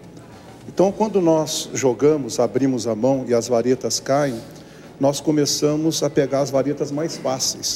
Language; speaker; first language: Portuguese; native; Portuguese